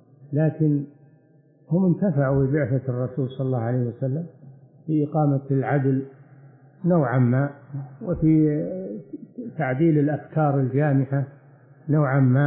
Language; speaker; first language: Arabic; native; Arabic